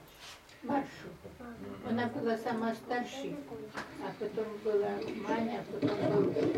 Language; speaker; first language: Czech; early bilingual, heritage; Czech